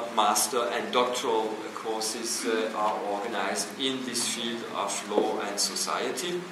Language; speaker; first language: English; non-native, fluent; Portuguese